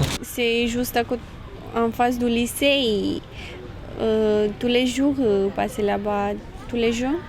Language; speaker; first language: French; non-native, learner; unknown